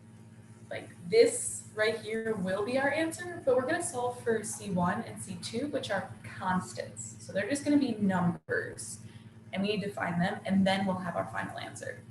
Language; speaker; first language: English; native; English